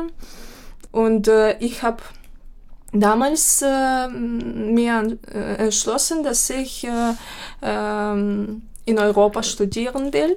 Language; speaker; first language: German; non-native, fluent; Ukrainian